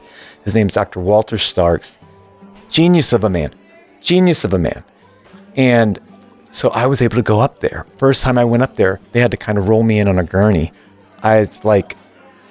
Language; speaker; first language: English; native; English